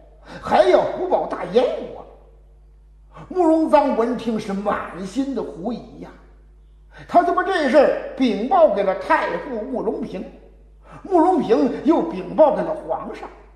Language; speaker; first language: Chinese; native; Chinese